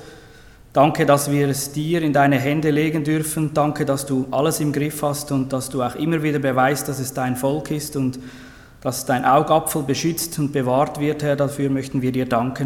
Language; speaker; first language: German; native; German